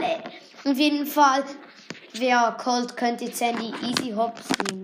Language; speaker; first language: German; native; German